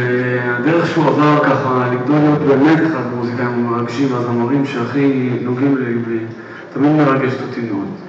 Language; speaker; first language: Hebrew; native; Hebrew